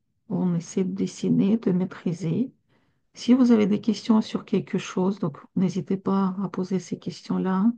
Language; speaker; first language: French; non-native, fluent; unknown